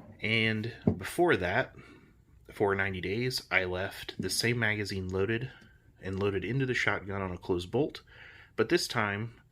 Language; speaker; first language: English; native; English